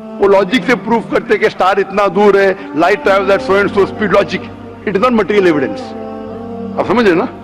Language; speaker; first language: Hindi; non-native, local second language; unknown